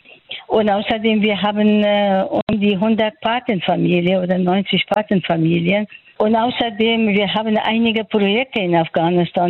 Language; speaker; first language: German; non-native, fluent; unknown